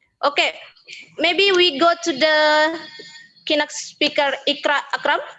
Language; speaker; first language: English; non-native, fluent; Indonesian